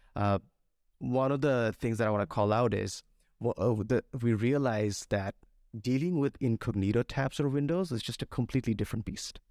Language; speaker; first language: English; non-native, local second language; Bangla